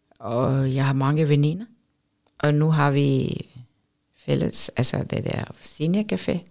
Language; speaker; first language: Danish; non-native, fluent; Urdu